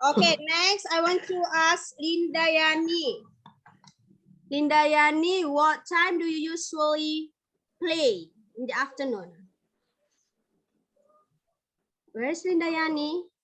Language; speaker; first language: English; non-native, fluent; Indonesian